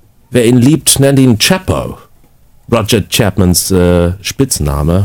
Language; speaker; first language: German; native; German